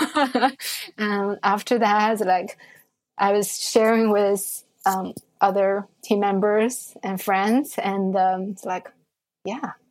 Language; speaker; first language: English; non-native, fluent; Chinese